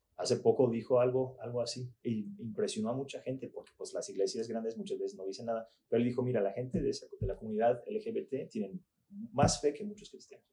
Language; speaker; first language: Spanish; early bilingual, other home language; English